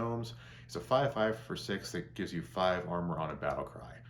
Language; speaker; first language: English; native; English